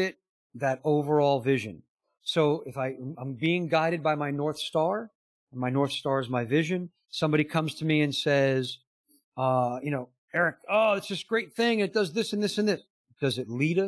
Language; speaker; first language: English; native; English